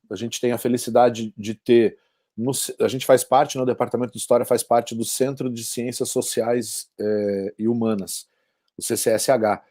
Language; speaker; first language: Portuguese; native; Portuguese